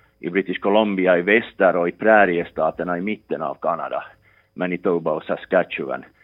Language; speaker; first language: Swedish; native; Swedish